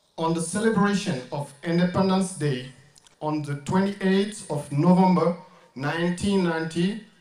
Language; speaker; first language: English; non-native, learner; French